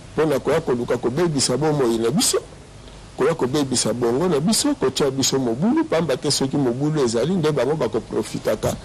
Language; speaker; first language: Lingala; non-native, local second language; Kongo